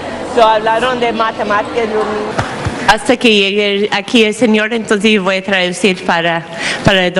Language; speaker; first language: Spanish; non-native, fluent; English